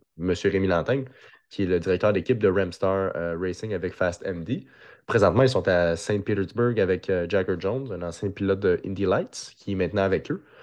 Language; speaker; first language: French; native; French